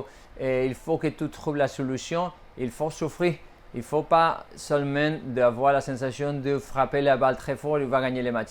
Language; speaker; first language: French; non-native, fluent; Spanish